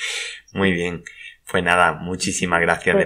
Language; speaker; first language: Spanish; native; Spanish